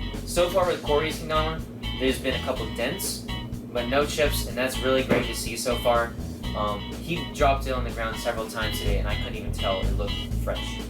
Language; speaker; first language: English; native; English